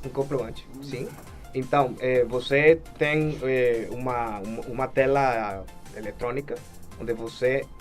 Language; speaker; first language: Portuguese; non-native, fluent; Spanish